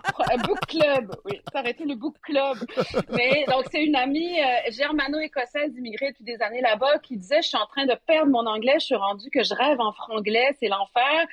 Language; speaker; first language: French; native; French